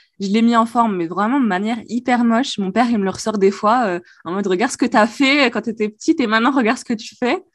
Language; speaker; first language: French; non-native, local second language; Arabic